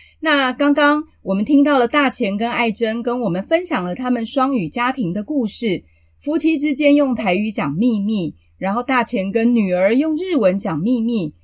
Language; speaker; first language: Chinese; native; Chinese